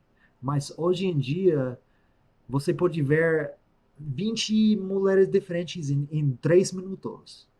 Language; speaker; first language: Portuguese; non-native, fluent; English